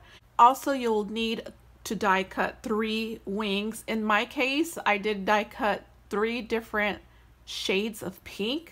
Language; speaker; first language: English; native; English